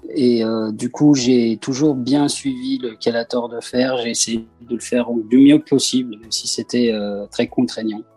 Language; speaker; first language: French; early bilingual, other home language; Persian